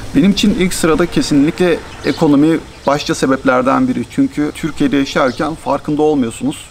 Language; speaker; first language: Turkish; native; Turkish